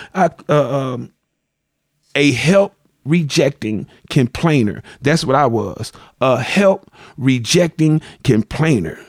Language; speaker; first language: English; native; English